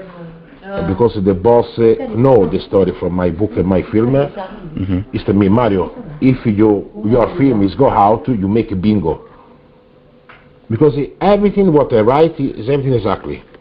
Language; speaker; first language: English; non-native, learner; Italian